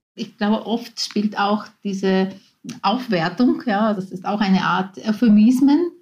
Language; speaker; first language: German; non-native, fluent; Ukrainian